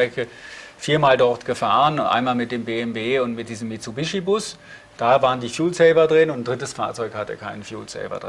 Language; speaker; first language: German; native; German